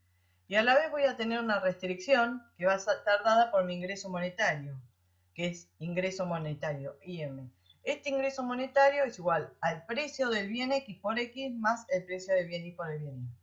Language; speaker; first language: Spanish; native; Spanish